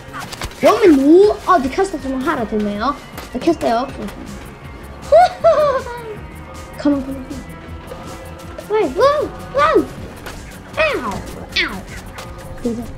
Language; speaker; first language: Swedish; non-native, learner; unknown